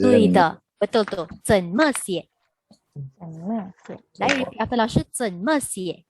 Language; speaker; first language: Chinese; non-native, fluent; Malay